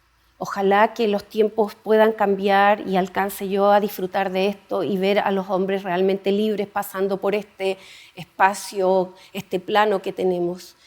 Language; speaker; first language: Spanish; native; Spanish